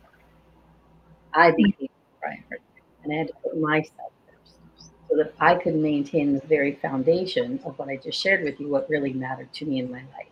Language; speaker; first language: English; native; English